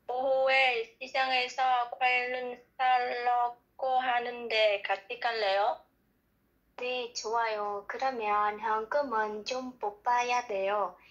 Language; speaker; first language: Korean; non-native, learner; Vietnamese